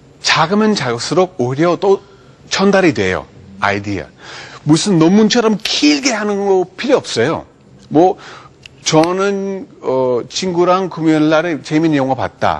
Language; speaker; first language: Korean; non-native, fluent; English